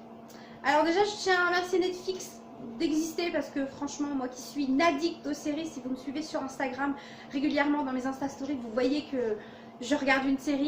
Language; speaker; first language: French; native; French